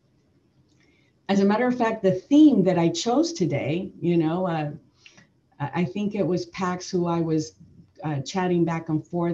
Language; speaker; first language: English; early bilingual, other home language; Spanish